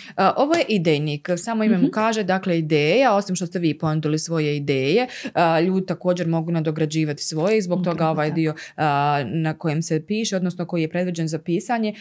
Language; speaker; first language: Croatian; native; Croatian